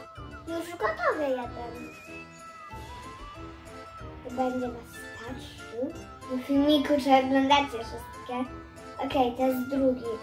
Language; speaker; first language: Polish; early bilingual, heritage; Polish